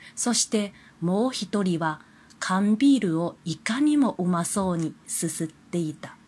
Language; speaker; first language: Japanese; non-native, fluent; Chinese